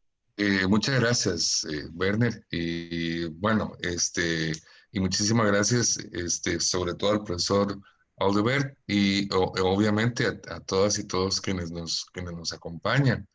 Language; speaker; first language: Spanish; native; Spanish